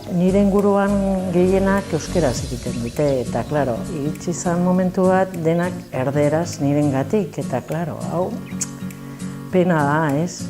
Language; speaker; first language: Basque; non-native, learner; Catalan